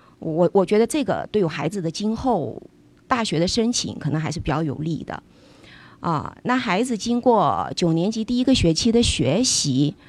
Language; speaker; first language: Chinese; native; Chinese